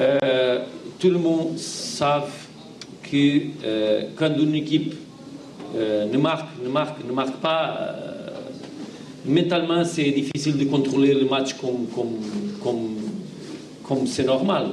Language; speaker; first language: French; non-native, learner; Portuguese